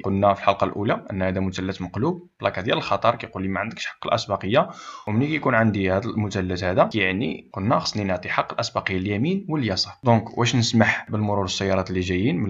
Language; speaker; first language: Arabic; native; Arabic